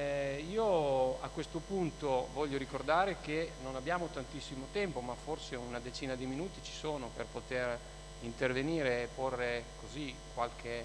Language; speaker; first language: Italian; native; Italian